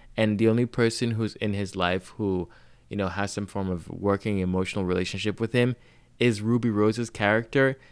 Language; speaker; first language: English; non-native, local second language; Yoruba